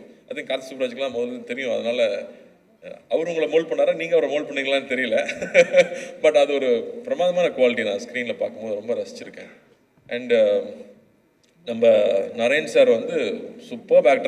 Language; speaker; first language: Tamil; native; Tamil